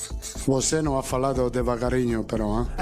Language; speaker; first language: Portuguese; non-native, learner; Italian